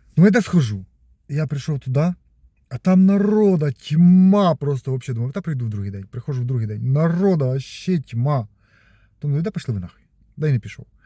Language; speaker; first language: Ukrainian; non-native, local second language; Russian